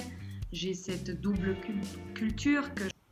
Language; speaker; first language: French; early bilingual, heritage; French